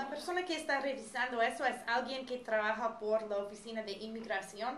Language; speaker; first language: Spanish; non-native, fluent; English